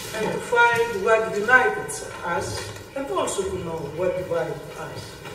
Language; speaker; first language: English; non-native, fluent; Greek